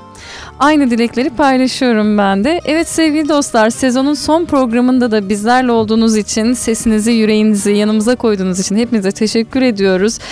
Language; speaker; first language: Turkish; native; Turkish